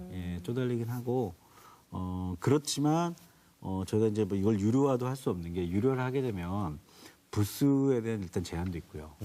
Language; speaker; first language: Korean; native; Korean